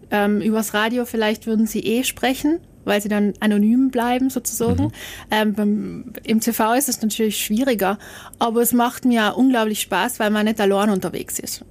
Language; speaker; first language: German; native; German